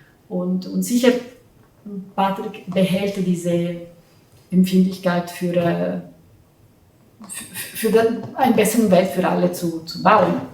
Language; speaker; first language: German; non-native, fluent; Italian